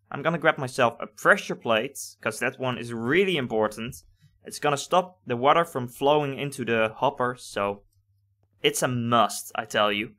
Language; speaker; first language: English; non-native, fluent; Dutch